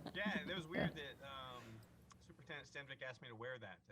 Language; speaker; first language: English; native; English